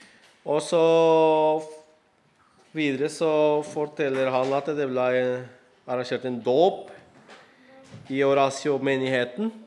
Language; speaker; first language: Norwegian; non-native, fluent; Spanish